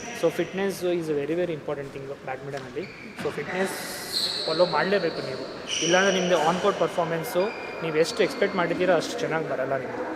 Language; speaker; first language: Kannada; non-native, local second language; Hindi